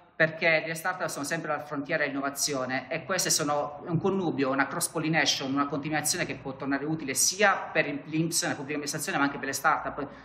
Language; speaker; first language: Italian; native; Italian